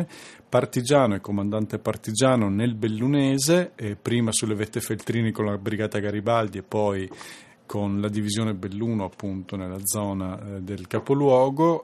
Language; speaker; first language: Italian; native; Italian